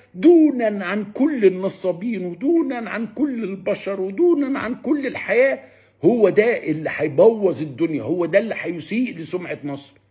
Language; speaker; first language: Arabic; native; Arabic